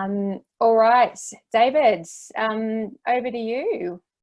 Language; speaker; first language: English; native; English